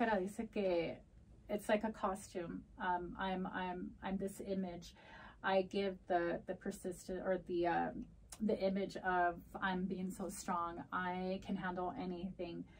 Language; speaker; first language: English; early bilingual, other home language; Spanish